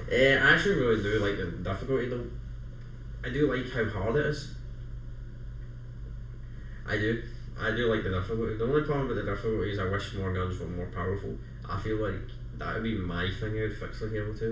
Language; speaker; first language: English; native; English